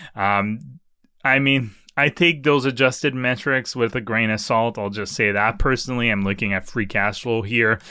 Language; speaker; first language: English; native; English